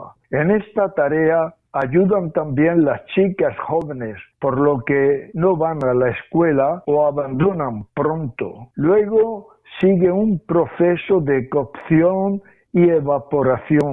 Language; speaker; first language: Spanish; native; Spanish